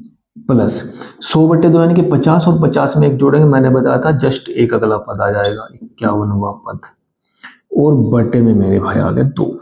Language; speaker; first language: Hindi; native; Hindi